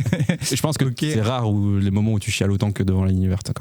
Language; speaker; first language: French; native; French